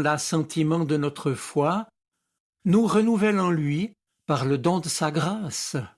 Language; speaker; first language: French; native; French